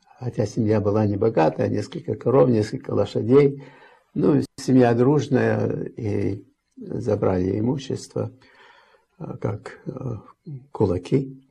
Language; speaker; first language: Russian; early bilingual, heritage; Russian